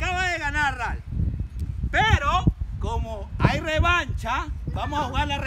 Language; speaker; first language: Spanish; native; Spanish